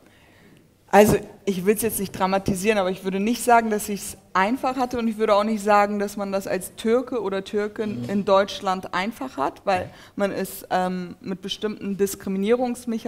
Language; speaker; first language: German; early bilingual, other home language; Turkish